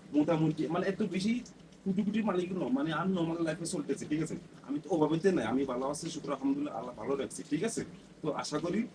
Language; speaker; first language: Bangla; non-native, learner; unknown